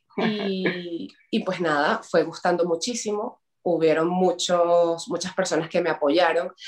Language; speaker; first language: Spanish; native; Spanish